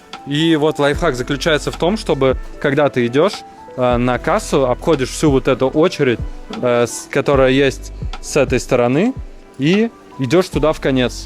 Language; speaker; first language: Russian; native; Russian